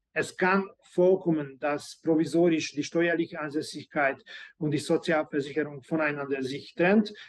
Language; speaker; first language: German; non-native, fluent; Hungarian